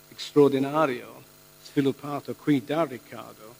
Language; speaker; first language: Italian; non-native, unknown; English